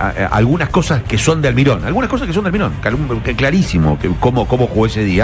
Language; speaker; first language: Spanish; native; Spanish